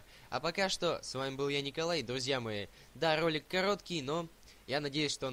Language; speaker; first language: Russian; native; Russian